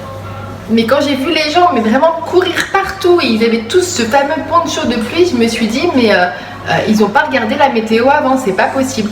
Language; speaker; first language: French; native; French